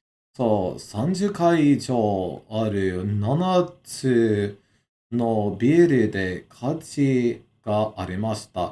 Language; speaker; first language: Japanese; non-native, learner; English